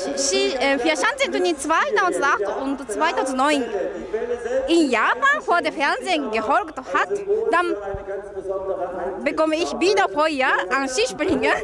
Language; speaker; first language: German; non-native, learner; Japanese